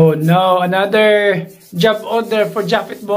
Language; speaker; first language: English; non-native, local second language; Filipino